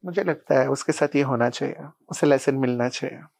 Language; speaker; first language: Hindi; non-native, local second language; Punjabi